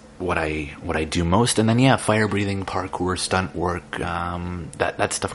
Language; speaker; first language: English; native; English